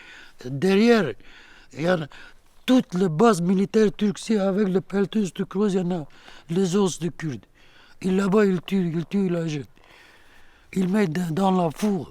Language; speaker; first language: French; non-native, learner; Kurdish